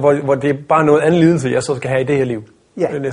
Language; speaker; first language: Danish; native; Danish